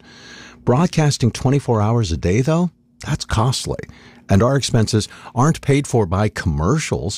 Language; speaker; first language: English; native; English